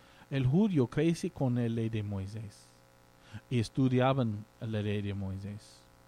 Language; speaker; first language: Spanish; non-native, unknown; English